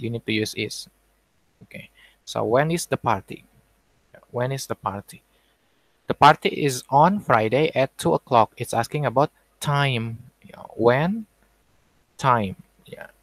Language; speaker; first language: English; non-native, fluent; Indonesian